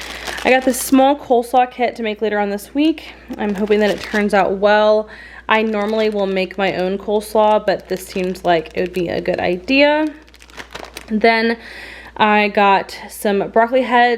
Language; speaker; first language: English; native; English